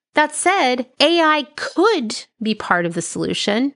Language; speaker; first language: English; native; English